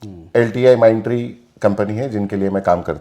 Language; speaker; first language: Hindi; native; Hindi